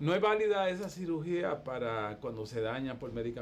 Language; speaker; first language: Spanish; native; Spanish